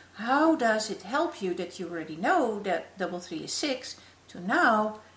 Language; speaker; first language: English; non-native, fluent; Dutch